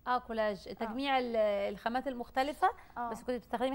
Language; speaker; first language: Arabic; native; Arabic